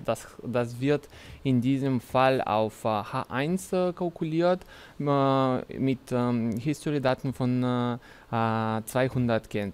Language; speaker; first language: German; non-native, fluent; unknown